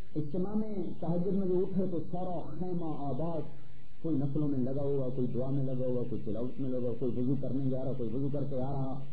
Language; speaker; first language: Urdu; non-native, local second language; Punjabi